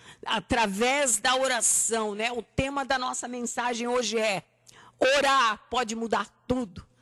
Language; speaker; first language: Portuguese; native; Portuguese